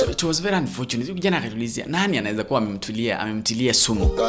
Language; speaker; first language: Swahili; non-native, local second language; Gusii